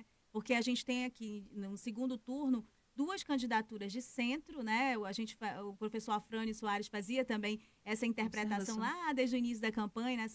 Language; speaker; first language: Portuguese; native; Portuguese